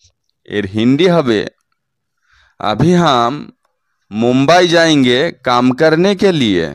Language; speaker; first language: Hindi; non-native, fluent; Bangla